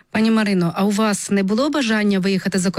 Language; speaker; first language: Ukrainian; native; Ukrainian